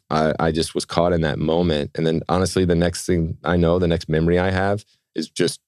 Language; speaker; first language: English; native; English